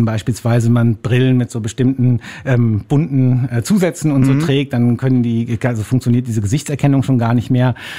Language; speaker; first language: German; native; German